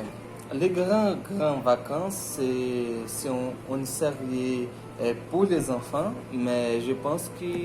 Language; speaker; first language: French; non-native, learner; Portuguese